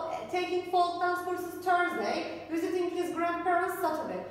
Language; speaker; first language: English; non-native, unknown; Turkish